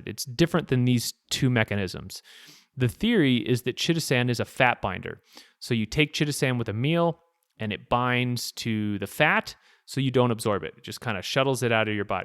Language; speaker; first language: English; native; English